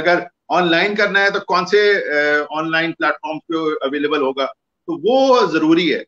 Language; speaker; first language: Urdu; native; Urdu